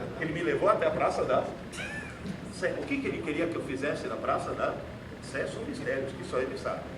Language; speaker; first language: Portuguese; early bilingual, other home language; Italian